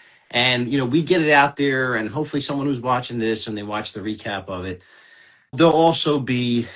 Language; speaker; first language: English; native; English